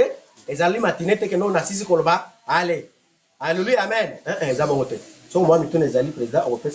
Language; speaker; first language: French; non-native, local second language; Lingala